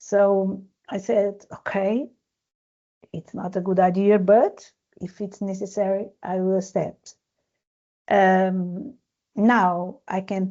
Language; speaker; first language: English; non-native, learner; Portuguese